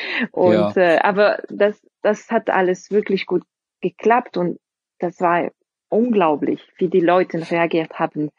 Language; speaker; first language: German; non-native, fluent; French